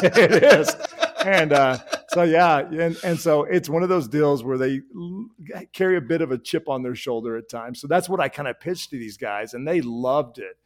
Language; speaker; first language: English; native; English